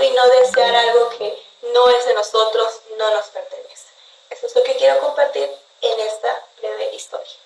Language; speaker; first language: Spanish; native; Spanish